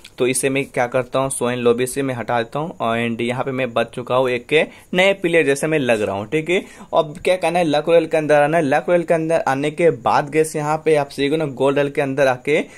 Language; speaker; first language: Hindi; native; Hindi